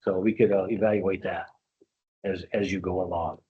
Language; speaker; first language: English; native; English